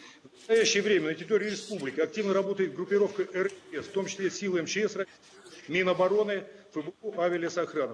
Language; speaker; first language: Russian; native; Russian